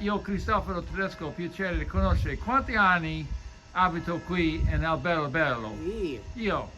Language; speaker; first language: Italian; non-native, learner; English